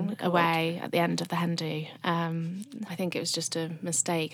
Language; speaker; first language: English; native; English